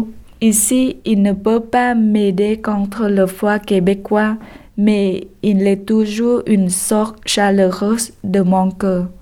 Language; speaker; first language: French; non-native, learner; Vietnamese